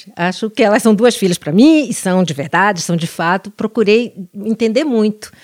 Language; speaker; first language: Portuguese; native; Portuguese